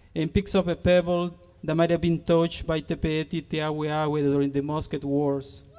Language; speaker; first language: English; non-native, fluent; Spanish